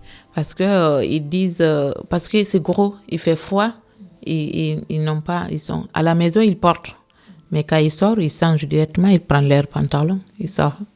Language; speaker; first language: French; non-native, local second language; Fula